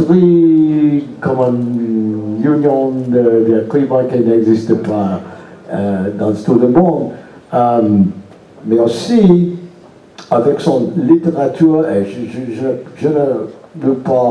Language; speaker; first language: French; non-native, learner; English